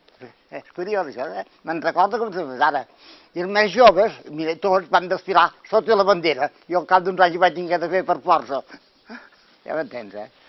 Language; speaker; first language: Catalan; native; Catalan